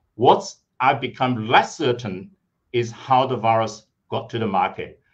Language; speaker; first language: English; non-native, fluent; Chinese